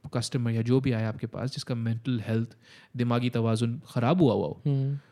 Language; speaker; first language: Urdu; native; Urdu